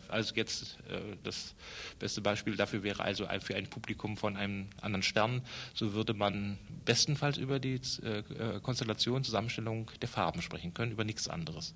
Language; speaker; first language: German; native; German